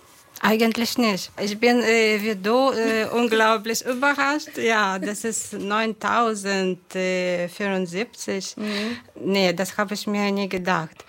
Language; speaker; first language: German; non-native, fluent; Ukrainian